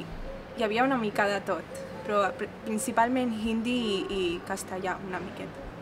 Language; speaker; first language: Catalan; non-native, local second language; Hindi